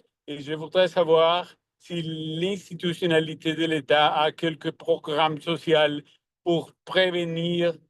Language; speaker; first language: French; non-native, learner; Spanish